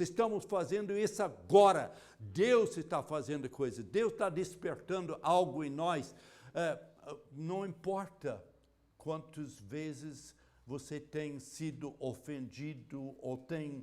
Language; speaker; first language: Portuguese; non-native, fluent; English